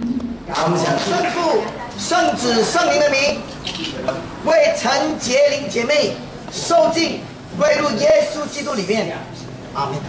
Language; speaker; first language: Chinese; non-native, local second language; Min Nan Chinese